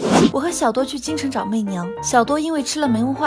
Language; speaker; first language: Chinese; native; Chinese